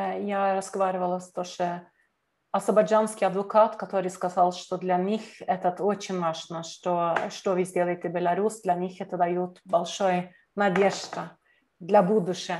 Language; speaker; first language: Russian; non-native, learner; Norwegian